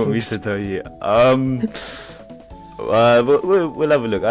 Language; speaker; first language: English; native; English